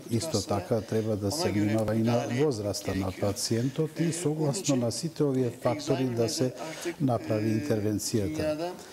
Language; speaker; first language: Macedonian; non-native, local second language; Turkish